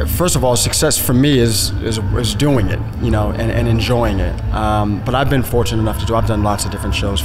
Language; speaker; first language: English; native; English